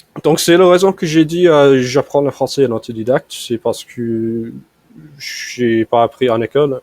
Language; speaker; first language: French; non-native, fluent; English